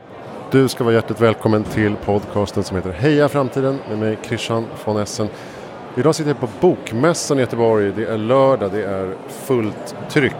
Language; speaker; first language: Swedish; native; Swedish